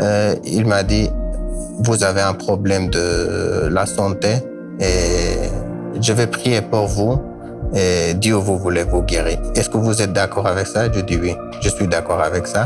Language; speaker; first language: French; non-native, learner; Kurdish